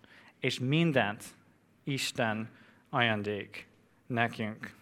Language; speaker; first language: Hungarian; non-native, fluent; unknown